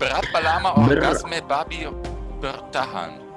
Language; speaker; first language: Indonesian; non-native, fluent; German